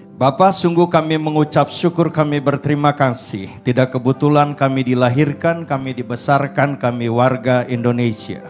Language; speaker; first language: Indonesian; native; Indonesian